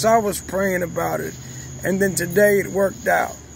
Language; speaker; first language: English; native; English